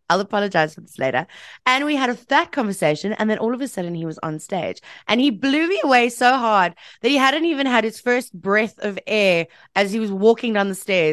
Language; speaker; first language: English; native; English